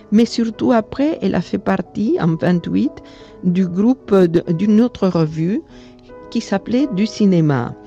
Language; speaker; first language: French; non-native, fluent; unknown